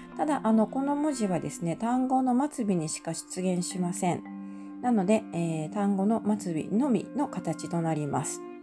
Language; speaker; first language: Japanese; native; Japanese